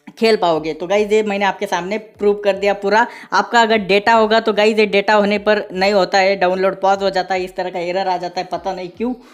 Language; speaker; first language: Hindi; non-native, local second language; Marathi